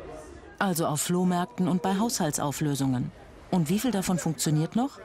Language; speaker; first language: German; native; German